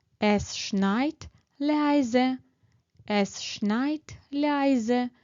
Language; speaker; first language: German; non-native, fluent; Ukrainian